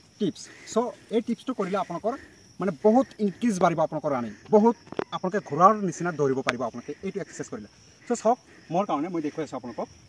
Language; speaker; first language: Assamese; non-native, local second language; Bangla